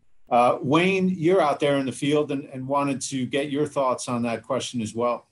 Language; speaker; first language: English; native; English